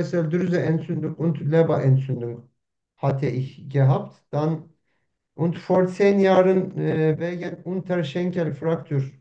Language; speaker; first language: German; non-native, learner; Turkish